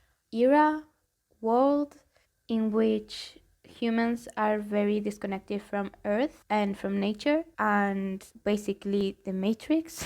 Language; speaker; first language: English; non-native, fluent; Spanish